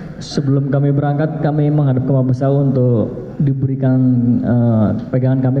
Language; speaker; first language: Indonesian; native; Indonesian